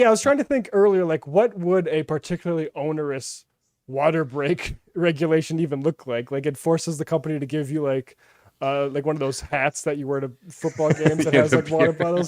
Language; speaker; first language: English; native; English